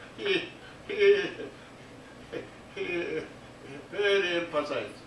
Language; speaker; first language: English; non-native, learner; Korean